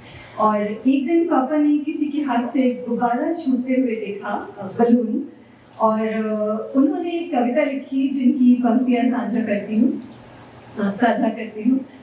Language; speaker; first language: Hindi; native; Hindi